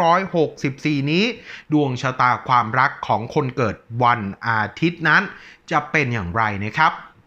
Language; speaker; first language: Thai; native; Thai